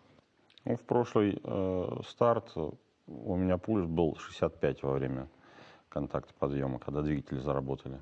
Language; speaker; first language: Russian; native; Russian